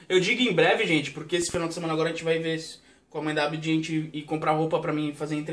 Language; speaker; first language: Portuguese; native; Portuguese